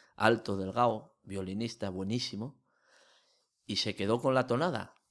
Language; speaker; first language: Spanish; native; Spanish